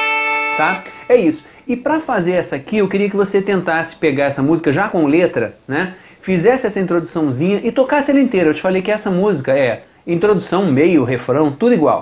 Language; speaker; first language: Portuguese; native; Portuguese